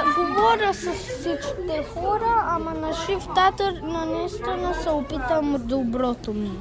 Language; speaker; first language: Bulgarian; early bilingual, heritage; Bulgarian